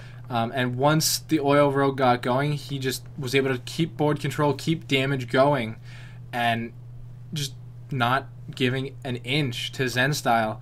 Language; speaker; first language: English; native; English